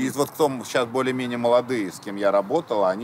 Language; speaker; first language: Russian; native; Russian